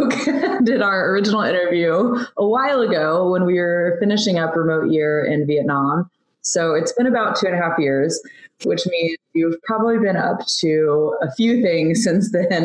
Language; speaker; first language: English; native; English